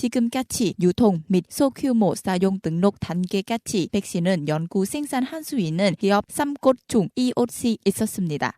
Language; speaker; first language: Korean; non-native, fluent; Vietnamese